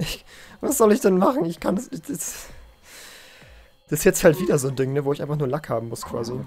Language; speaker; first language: German; native; German